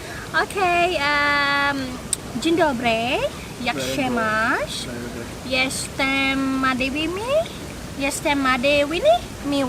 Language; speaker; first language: Polish; non-native, learner; Balinese